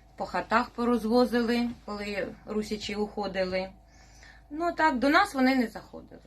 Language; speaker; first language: Ukrainian; non-native, fluent; Russian